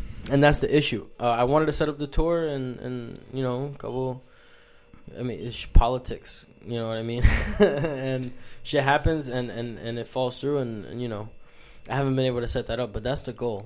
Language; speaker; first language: English; early bilingual, other home language; Spanish